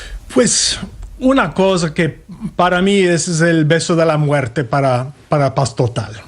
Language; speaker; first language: Spanish; non-native, fluent; English